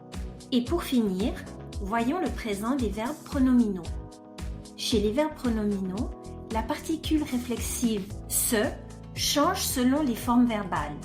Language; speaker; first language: French; non-native, fluent; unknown